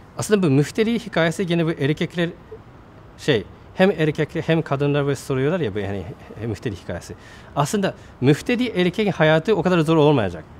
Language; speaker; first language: Turkish; non-native, fluent; Japanese